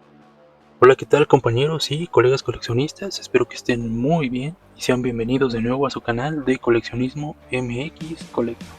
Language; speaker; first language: Spanish; native; Spanish